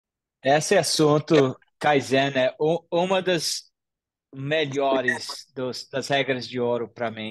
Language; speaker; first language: Portuguese; non-native, fluent; English